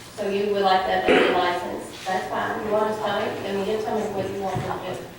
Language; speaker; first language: English; native; English